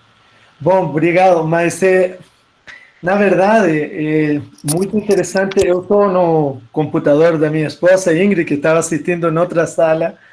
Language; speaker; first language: Portuguese; non-native, fluent; Spanish